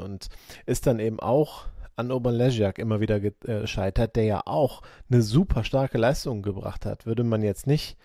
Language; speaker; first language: German; native; German